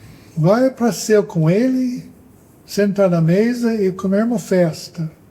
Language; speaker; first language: Portuguese; non-native, fluent; English